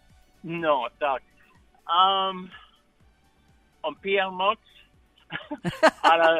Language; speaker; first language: Czech; non-native, learner; English